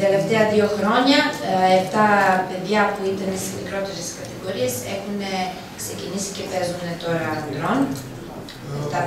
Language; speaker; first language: Greek; non-native, fluent; Serbian